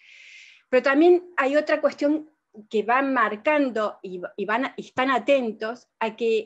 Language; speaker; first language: Spanish; native; Spanish